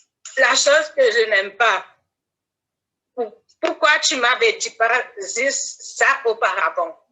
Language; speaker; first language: French; non-native, learner; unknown